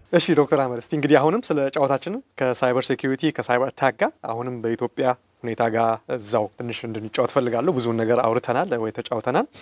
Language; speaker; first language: Amharic; native; Amharic